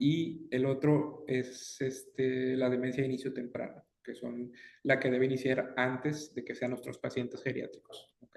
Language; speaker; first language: Spanish; native; Spanish